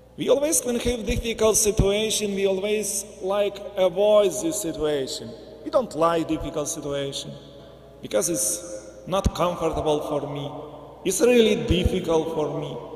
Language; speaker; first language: English; non-native, learner; Ukrainian